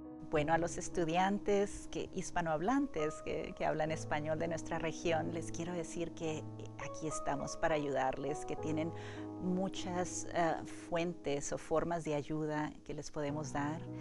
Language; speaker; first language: Spanish; native; Spanish